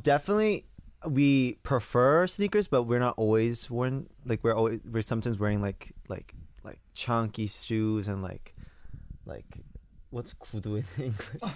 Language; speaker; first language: English; early bilingual, other home language; Korean